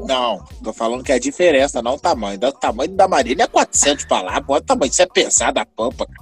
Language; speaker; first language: Portuguese; native; Portuguese